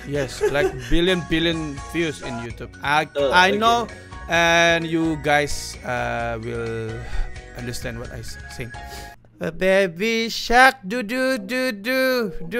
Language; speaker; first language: English; non-native, learner; Indonesian